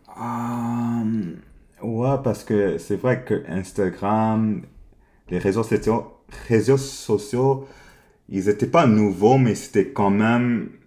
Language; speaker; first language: French; early bilingual, other home language; English